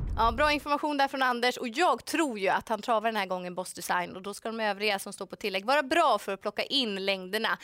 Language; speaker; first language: Swedish; native; Swedish